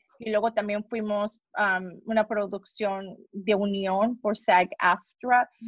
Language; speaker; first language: Spanish; early bilingual, heritage; Spanish